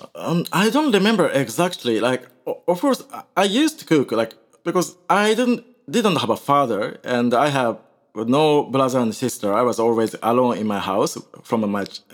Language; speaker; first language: English; non-native, learner; Japanese